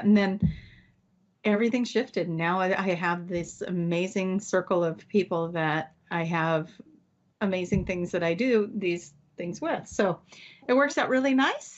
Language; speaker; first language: English; native; English